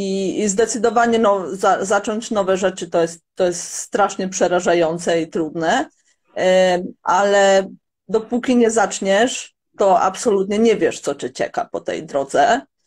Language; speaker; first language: Polish; non-native, fluent; Croatian